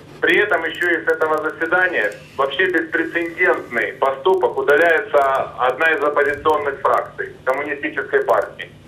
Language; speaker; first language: Russian; native; Russian